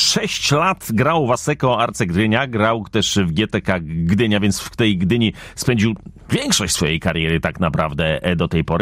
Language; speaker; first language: Polish; native; Polish